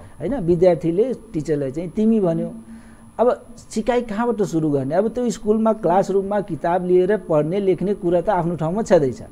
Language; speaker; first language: Nepali; non-native, local second language; Awadhi